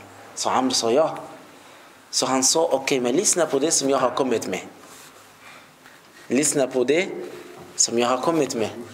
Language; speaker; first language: Swedish; non-native, fluent; Arabic